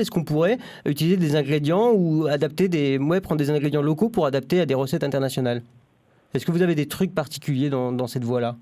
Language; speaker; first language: French; native; French